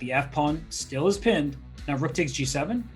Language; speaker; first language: English; native; English